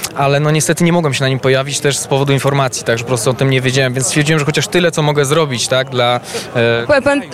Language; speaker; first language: Polish; early bilingual, heritage; Polish